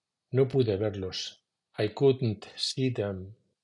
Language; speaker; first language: English; non-native, fluent; Spanish